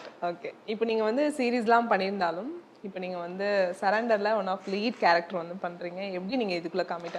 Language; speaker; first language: Tamil; native; Tamil